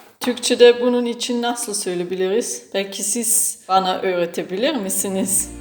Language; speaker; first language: Turkish; non-native, learner; German